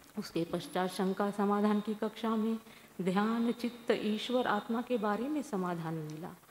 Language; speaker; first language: Hindi; non-native, local second language; Marathi